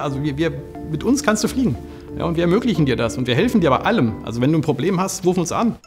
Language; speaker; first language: German; native; German